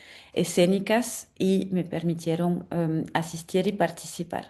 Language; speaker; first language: Spanish; non-native, fluent; French